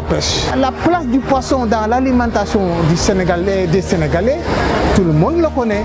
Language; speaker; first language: French; non-native, local second language; Wolof